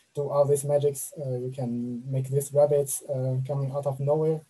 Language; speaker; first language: English; non-native, fluent; Chinese